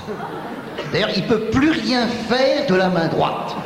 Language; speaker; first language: French; native; French